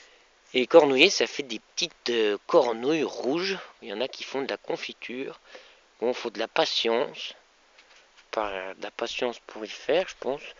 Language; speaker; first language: French; native; French